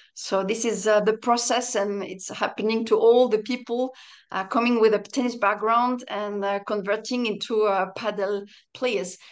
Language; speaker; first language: English; non-native, fluent; French